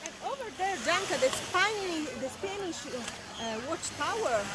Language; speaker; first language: English; non-native, learner; Italian